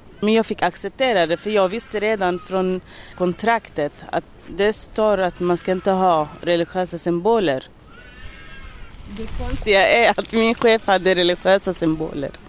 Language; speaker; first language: Swedish; early bilingual, other home language; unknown